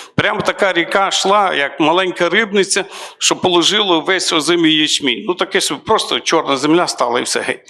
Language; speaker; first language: Ukrainian; native; Ukrainian